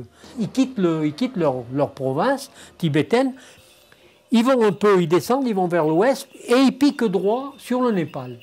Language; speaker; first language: French; native; French